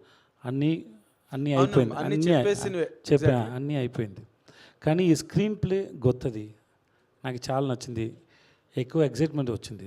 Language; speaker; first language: Telugu; non-native, learner; Tamil